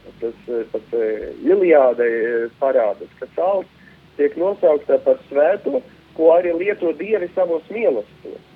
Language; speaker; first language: Latvian; non-native, local second language; Russian